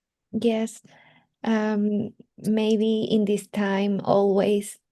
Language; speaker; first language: English; non-native, learner; Spanish